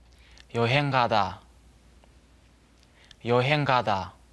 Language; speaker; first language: Korean; non-native, learner; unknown